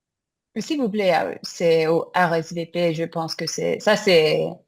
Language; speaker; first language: French; non-native, learner; English